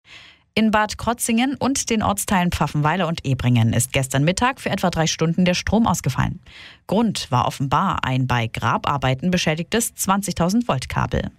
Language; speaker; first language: German; native; German